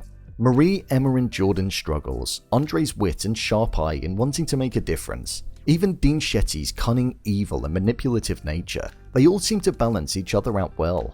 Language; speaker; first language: English; native; English